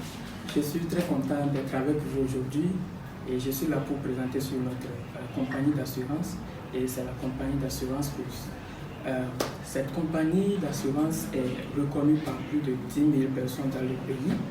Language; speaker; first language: French; non-native, fluent; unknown